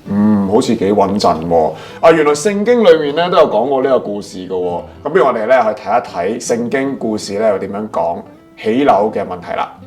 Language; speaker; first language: Cantonese; native; Cantonese